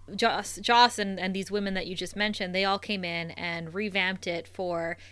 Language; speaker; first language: English; native; English